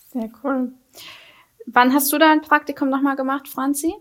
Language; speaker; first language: German; native; German